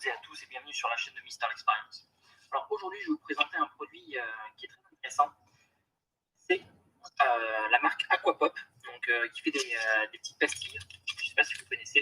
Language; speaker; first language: French; native; French